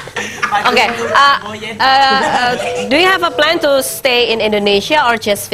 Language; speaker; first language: English; non-native, learner; Indonesian